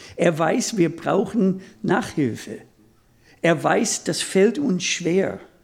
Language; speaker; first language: German; non-native, fluent; English